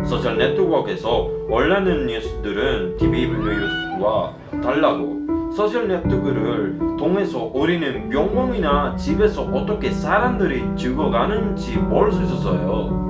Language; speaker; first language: Korean; non-native, learner; Spanish